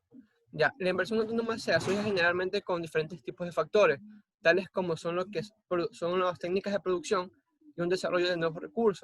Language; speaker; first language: Spanish; native; Spanish